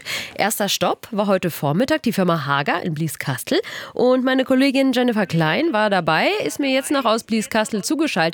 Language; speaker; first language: German; native; German